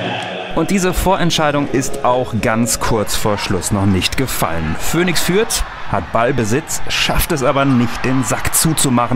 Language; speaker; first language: German; native; German